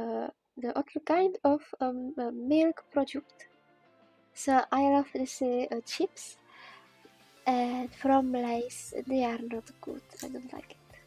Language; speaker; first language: English; non-native, learner; Czech